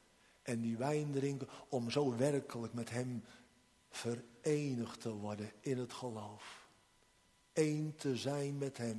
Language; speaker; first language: Dutch; native; Dutch